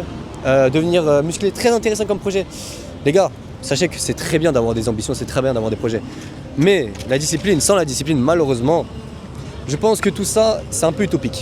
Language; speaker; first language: French; native; French